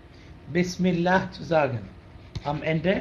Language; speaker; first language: German; non-native, fluent; Arabic